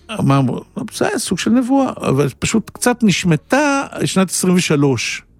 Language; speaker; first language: Hebrew; native; Hebrew